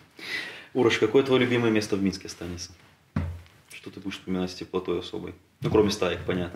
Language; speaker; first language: Russian; native; Russian